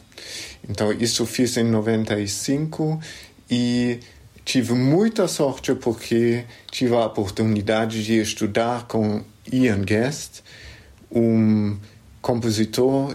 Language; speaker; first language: Portuguese; non-native, fluent; German